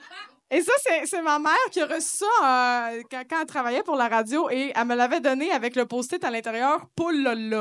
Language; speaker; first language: French; native; French